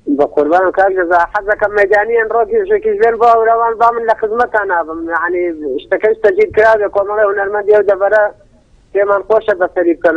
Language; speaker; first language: Central Kurdish; non-native, local second language; Gurani